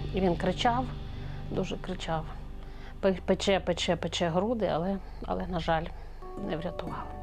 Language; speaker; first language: Ukrainian; native; Ukrainian